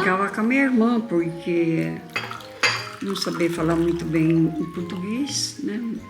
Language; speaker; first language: Portuguese; non-native, local second language; Japanese